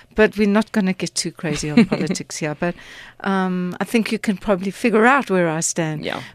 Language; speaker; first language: English; native; English